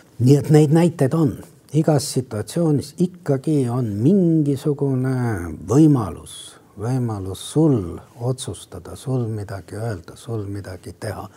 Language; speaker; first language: Estonian; non-native, local second language; Russian